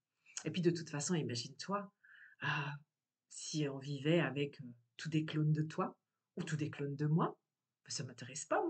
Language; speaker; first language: French; native; French